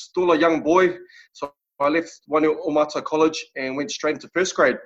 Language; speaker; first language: English; native; English